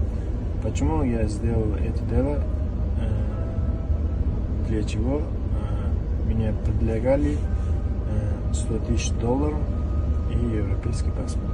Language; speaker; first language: Russian; non-native, learner; Uzbek